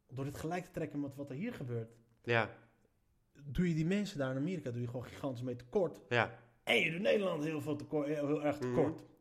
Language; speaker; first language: Dutch; early bilingual, other home language; Arabic